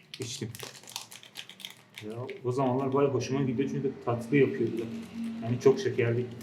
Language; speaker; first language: Turkish; non-native, fluent; Persian